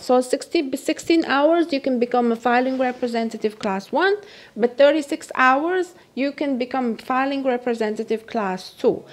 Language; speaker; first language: English; non-native, fluent; Arabic